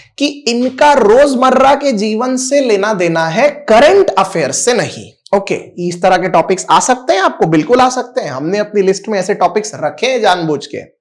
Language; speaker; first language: Hindi; non-native, local second language; Marathi